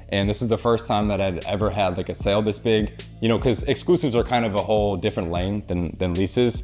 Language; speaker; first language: English; native; English